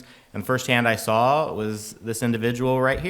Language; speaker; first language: English; native; English